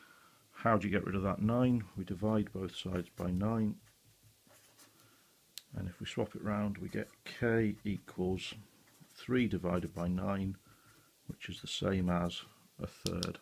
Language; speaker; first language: English; native; English